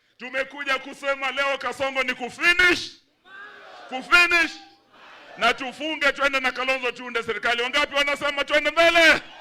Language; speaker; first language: Swahili; non-native, local second language; Luyia